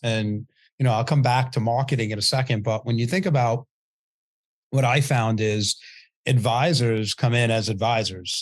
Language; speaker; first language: English; native; English